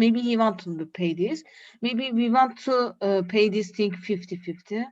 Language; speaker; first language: English; non-native, learner; Turkish